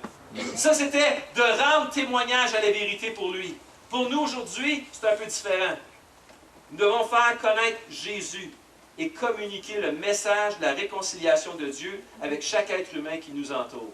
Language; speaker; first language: French; native; French